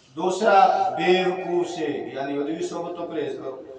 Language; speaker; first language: Urdu; non-native, local second language; Punjabi